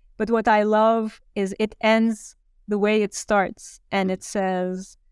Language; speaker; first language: English; non-native, fluent; Turkish